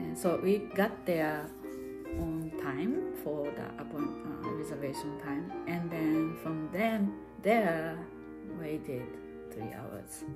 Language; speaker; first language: English; non-native, fluent; Japanese